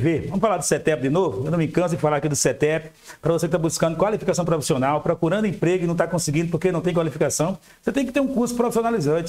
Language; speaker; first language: Portuguese; native; Portuguese